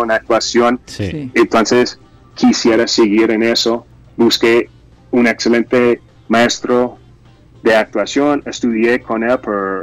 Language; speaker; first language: Spanish; non-native, fluent; English